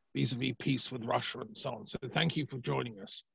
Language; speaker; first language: English; native; English